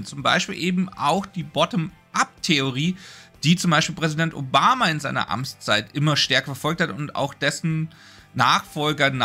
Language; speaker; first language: German; native; German